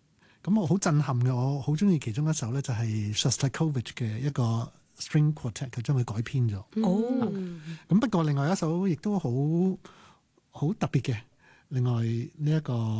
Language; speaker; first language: Cantonese; native; Cantonese